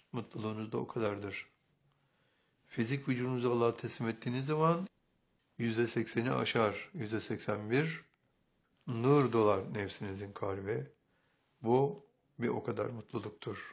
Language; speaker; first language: Turkish; native; Turkish